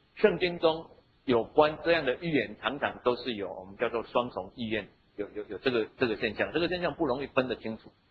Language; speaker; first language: Chinese; native; Chinese